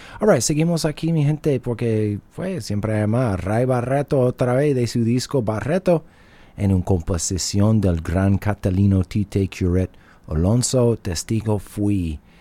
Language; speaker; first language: Spanish; native; Spanish